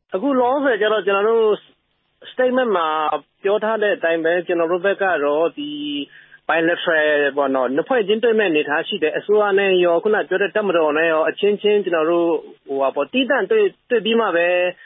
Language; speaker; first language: Burmese; non-native, local second language; Shan